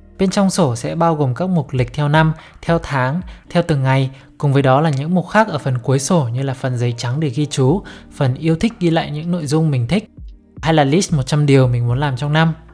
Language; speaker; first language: Vietnamese; native; Vietnamese